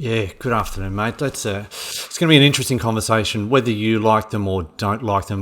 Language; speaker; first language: English; native; English